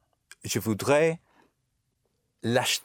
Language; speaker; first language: French; non-native, learner; English